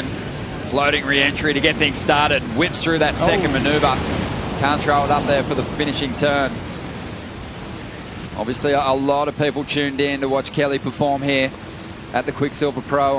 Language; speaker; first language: English; native; English